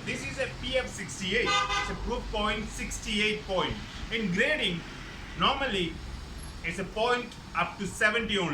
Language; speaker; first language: English; non-native, local second language; Malayalam